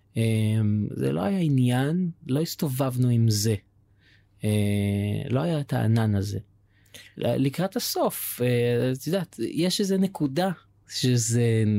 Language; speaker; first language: Hebrew; native; Hebrew